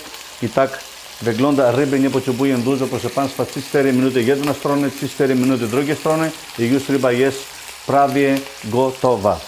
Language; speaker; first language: Polish; non-native, learner; Greek